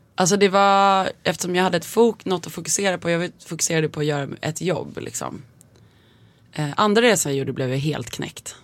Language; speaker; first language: Swedish; native; Swedish